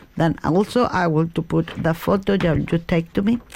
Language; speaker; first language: English; non-native, learner; Spanish